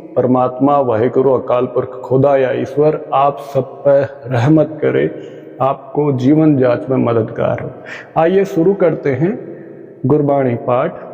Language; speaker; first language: Hindi; non-native, local second language; Punjabi